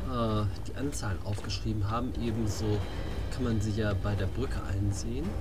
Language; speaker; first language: German; native; German